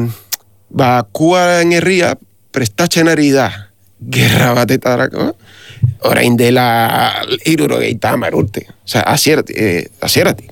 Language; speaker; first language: Basque; non-native, learner; Spanish